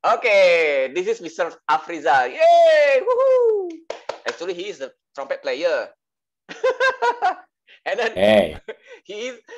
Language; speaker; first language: English; non-native, learner; Indonesian